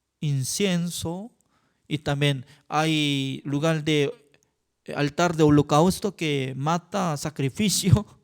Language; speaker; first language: Spanish; non-native, fluent; Korean